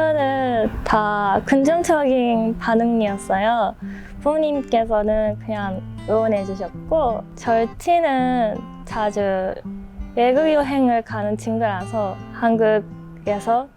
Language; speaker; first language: Korean; non-native, learner; Japanese